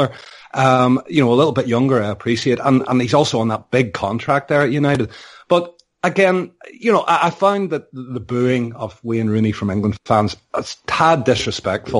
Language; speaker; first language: English; native; English